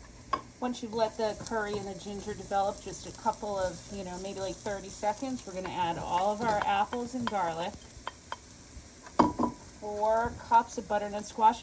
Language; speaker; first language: English; native; English